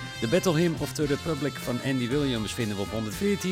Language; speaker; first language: Dutch; native; Dutch